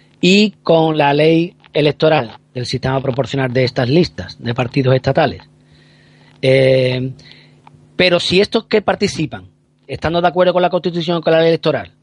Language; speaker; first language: Spanish; native; Spanish